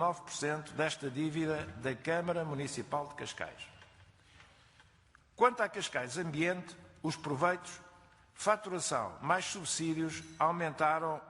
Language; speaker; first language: Portuguese; native; Portuguese